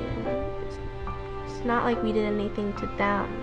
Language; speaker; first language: English; native; English